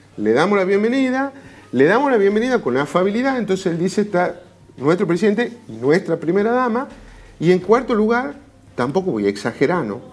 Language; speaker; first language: Spanish; native; Spanish